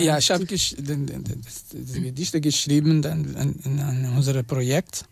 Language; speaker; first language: German; non-native, learner; Portuguese